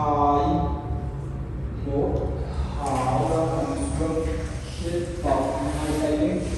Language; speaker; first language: Vietnamese; non-native, learner; Hindi